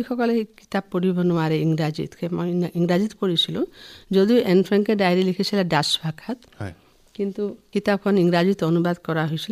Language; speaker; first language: Assamese; non-native, local second language; Nepali